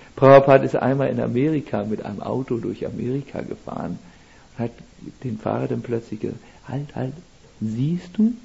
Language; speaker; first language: German; native; German